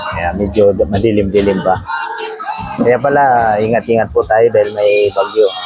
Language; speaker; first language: Filipino; non-native, local second language; Hiligaynon